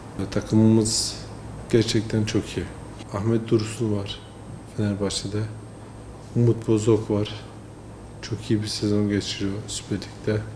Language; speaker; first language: Turkish; early bilingual, heritage; French